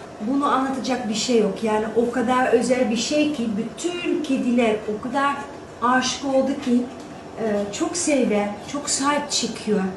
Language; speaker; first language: Turkish; non-native, fluent; Dutch